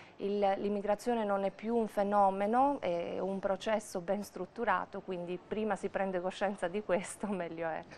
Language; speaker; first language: Italian; non-native, fluent; Albanian